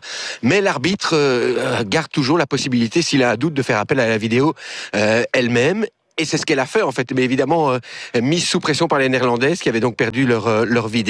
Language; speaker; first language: French; native; French